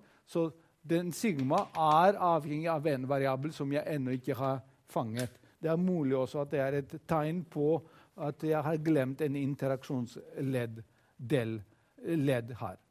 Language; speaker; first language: Norwegian; non-native, fluent; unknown